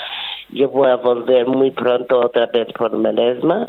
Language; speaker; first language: Spanish; non-native, fluent; English